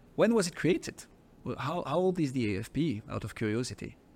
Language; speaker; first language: English; non-native, fluent; French